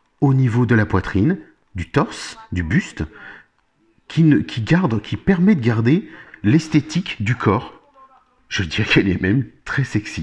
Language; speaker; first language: French; native; French